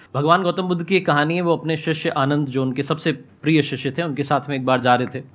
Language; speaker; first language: Hindi; native; Hindi